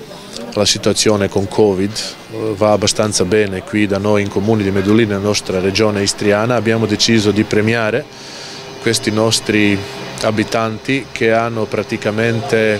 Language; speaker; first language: Italian; non-native, local second language; Croatian